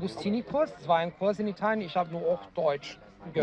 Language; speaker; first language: German; non-native, fluent; Italian